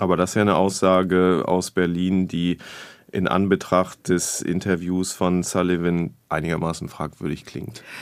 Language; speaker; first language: German; native; German